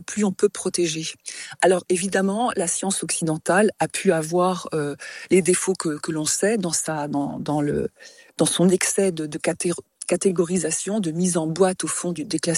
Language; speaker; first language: French; native; French